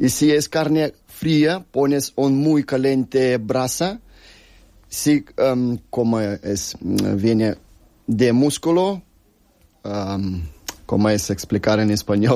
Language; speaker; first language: Spanish; non-native, learner; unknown